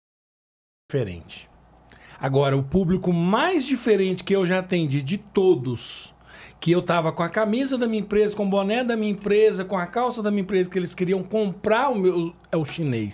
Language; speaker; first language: Portuguese; native; Portuguese